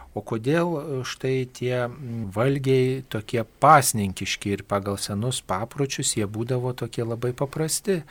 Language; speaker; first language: Lithuanian; native; Lithuanian